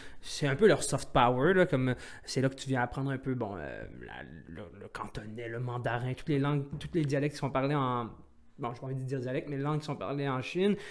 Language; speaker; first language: French; non-native, local second language; Arabic